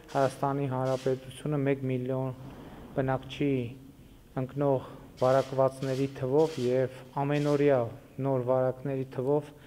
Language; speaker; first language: Armenian; native; Armenian